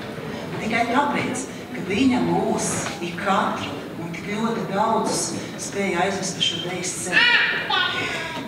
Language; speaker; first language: Latvian; native; Latvian